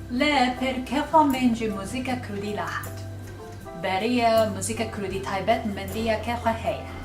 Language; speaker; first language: Kurdish; non-native, learner; Japanese